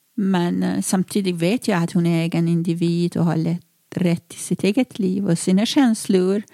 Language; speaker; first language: Swedish; non-native, fluent; Persian